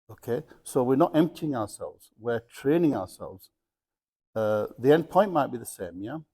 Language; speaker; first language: English; early bilingual, other home language; Punjabi